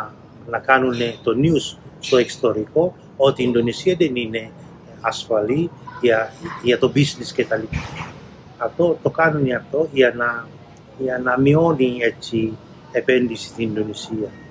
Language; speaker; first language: Greek; non-native, learner; Indonesian